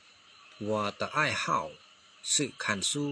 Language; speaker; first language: Chinese; non-native, fluent; Khmer